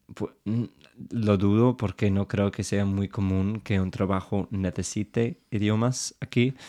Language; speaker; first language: Spanish; non-native, fluent; English